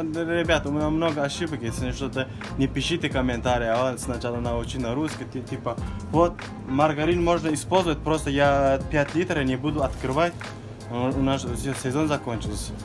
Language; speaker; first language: Russian; non-native, learner; Turkmen